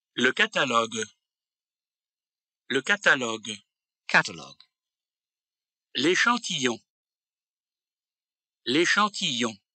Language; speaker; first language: French; native; French